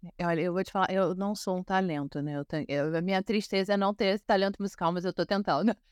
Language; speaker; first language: Portuguese; native; Portuguese